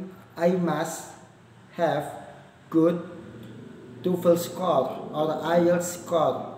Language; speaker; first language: English; non-native, learner; Indonesian